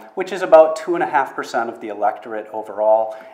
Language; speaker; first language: English; native; English